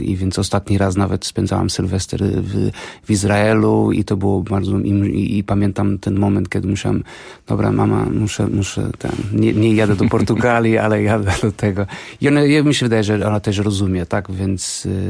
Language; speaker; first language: Polish; non-native, fluent; Portuguese